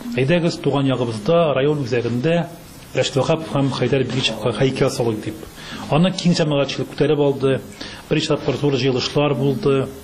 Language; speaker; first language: Tatar; native; Tatar